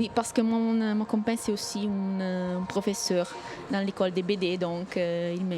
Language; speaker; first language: French; non-native, fluent; Italian